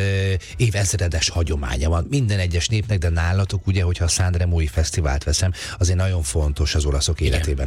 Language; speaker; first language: Hungarian; native; Hungarian